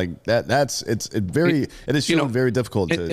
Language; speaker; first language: English; native; English